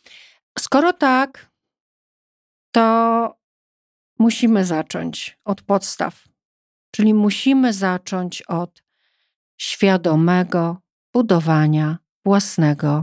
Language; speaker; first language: Polish; native; Polish